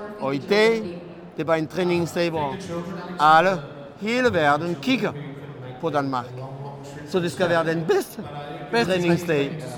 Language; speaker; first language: Danish; non-native, fluent; French